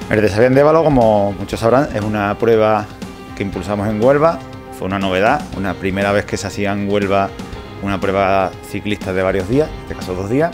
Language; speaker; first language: Spanish; native; Spanish